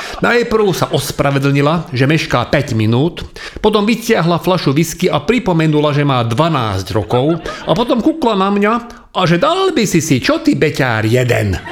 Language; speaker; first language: Slovak; non-native, local second language; Hungarian